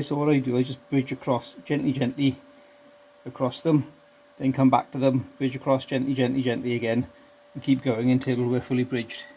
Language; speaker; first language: English; native; English